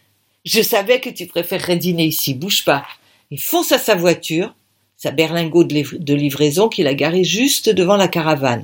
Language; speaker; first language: French; native; French